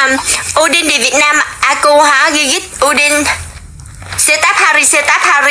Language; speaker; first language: Indonesian; non-native, learner; Vietnamese